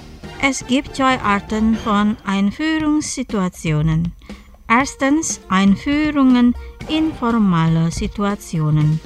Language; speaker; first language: German; non-native, fluent; Indonesian